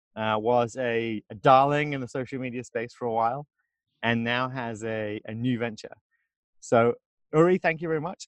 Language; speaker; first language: English; native; English